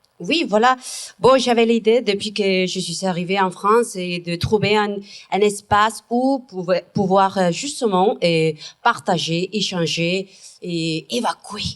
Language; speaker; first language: French; non-native, fluent; Spanish